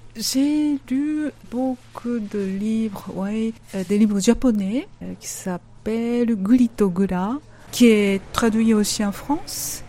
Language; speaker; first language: French; non-native, fluent; Japanese